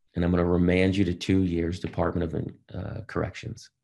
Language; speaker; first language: English; native; English